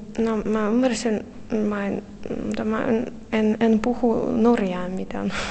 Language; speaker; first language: Finnish; non-native, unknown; Russian